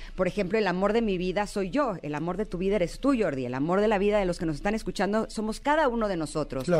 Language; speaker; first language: Spanish; native; Spanish